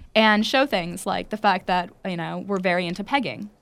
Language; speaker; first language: English; native; English